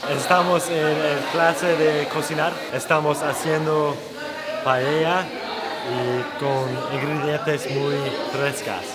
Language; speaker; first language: Spanish; non-native, learner; English